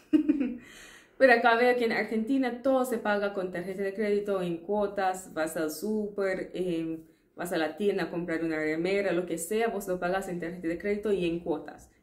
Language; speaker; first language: Spanish; non-native, fluent; English